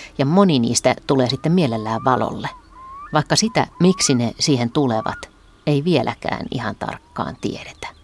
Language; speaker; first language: Finnish; native; Finnish